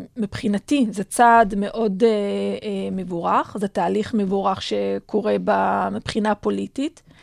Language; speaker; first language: Hebrew; non-native, local second language; Adyghe